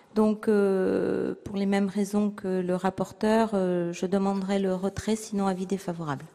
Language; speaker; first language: French; native; French